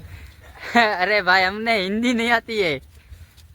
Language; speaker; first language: Hindi; non-native, local second language; Gujarati